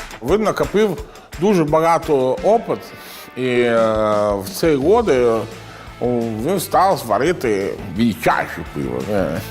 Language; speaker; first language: Ukrainian; non-native, learner; Italian